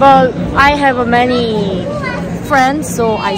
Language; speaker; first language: English; non-native, learner; Korean